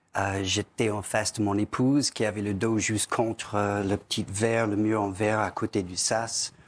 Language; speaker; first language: French; non-native, fluent; English